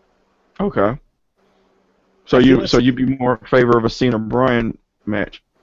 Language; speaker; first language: English; native; English